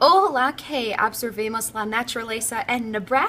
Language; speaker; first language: Spanish; non-native, learner; English